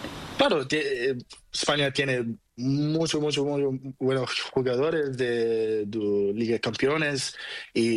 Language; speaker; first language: Spanish; non-native, learner; Portuguese